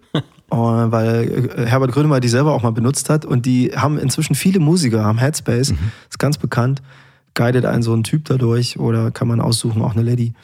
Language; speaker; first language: German; native; German